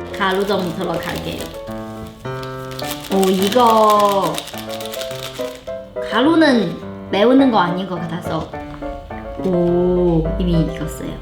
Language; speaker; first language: Korean; non-native, learner; Chinese